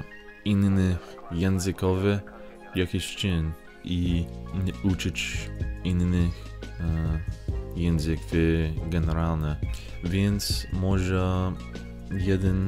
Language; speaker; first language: Polish; non-native, learner; English